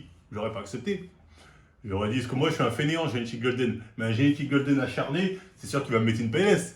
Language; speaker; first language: French; native; French